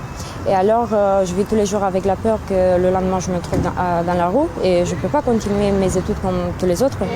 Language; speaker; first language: French; early bilingual, other home language; Romanian